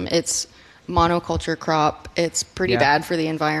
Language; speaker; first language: English; native; English